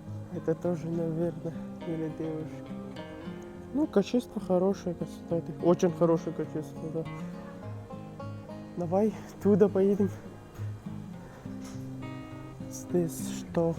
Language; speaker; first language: Russian; non-native, learner; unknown